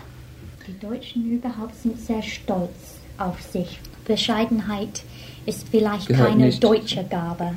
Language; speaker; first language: German; non-native, fluent; English